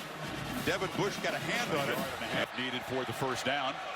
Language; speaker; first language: English; native; English